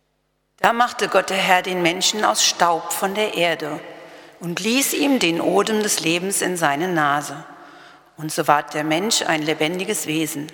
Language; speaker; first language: German; native; German